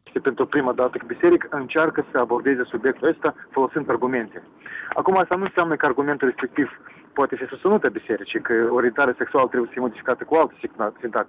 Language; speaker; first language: Romanian; native; Romanian